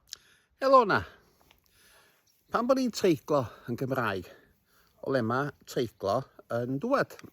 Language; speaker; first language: Welsh; native; Welsh